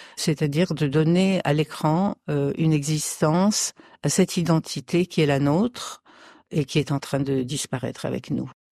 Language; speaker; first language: French; early bilingual, other home language; Arabic